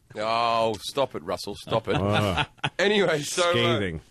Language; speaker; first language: English; native; English